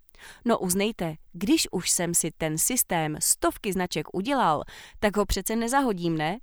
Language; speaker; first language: Czech; native; Czech